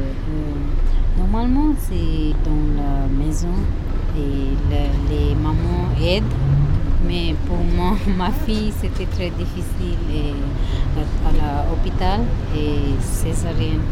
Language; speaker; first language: French; non-native, learner; Tibetan